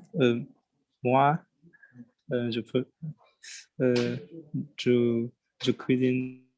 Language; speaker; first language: French; non-native, learner; Chinese